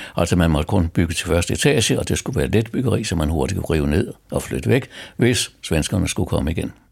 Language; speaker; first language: Danish; native; Danish